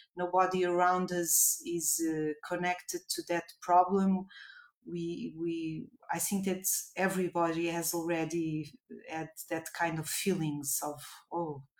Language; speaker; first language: English; non-native, fluent; Portuguese